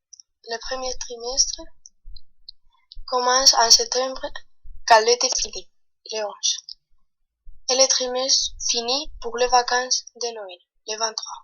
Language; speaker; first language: French; non-native, learner; Spanish